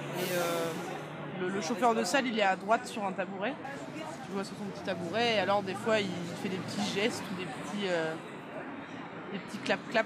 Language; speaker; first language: French; native; French